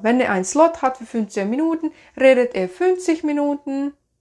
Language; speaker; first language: German; non-native, fluent; Finnish